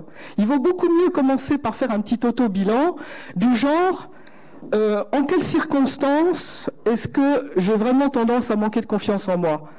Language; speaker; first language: French; native; French